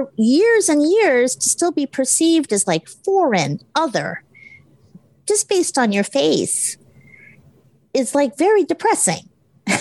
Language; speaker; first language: English; native; English